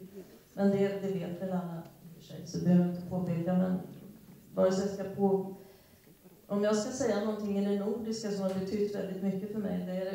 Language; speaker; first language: Swedish; native; Swedish